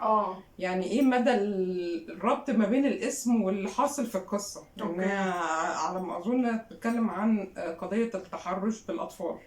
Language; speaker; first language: Arabic; native; Arabic